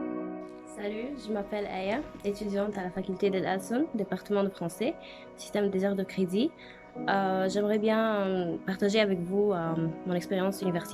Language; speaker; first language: French; non-native, fluent; Arabic